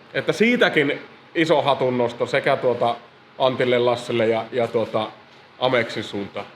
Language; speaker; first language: Finnish; native; Finnish